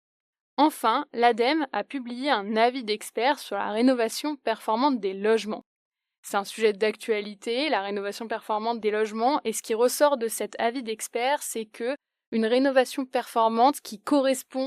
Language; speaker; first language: French; native; French